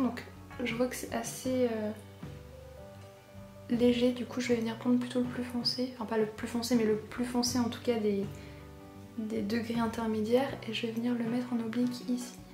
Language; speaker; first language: French; native; French